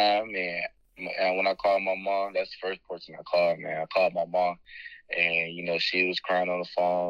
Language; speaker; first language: English; native; English